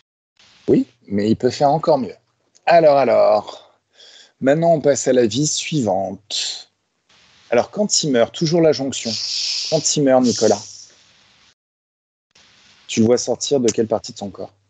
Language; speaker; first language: French; native; French